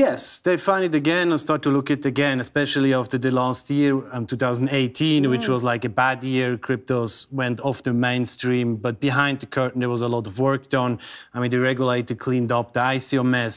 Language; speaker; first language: English; non-native, fluent; German